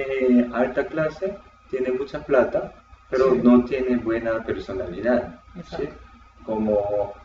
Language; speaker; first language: Spanish; non-native, fluent; Korean